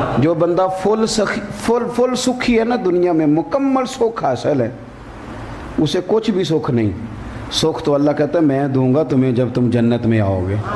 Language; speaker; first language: Urdu; non-native, local second language; Punjabi